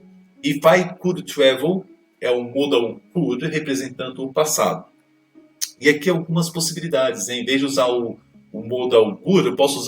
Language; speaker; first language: Portuguese; native; Portuguese